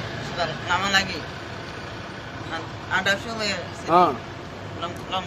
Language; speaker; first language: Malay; non-native, learner; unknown